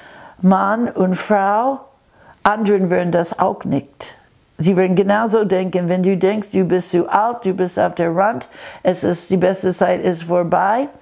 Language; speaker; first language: German; non-native, fluent; English